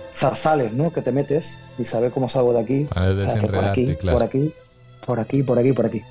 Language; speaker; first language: Spanish; native; Spanish